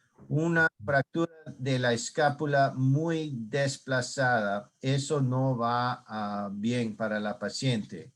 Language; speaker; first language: Spanish; non-native, learner; English